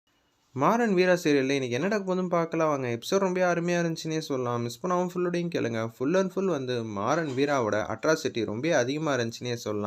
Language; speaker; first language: Tamil; native; Tamil